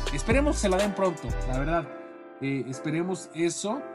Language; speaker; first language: Spanish; native; Spanish